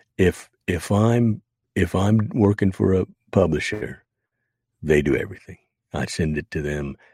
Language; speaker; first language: English; native; English